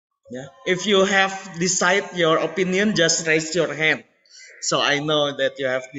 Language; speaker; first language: English; non-native, learner; Indonesian